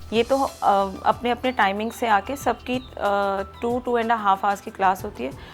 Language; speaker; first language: Hindi; native; Hindi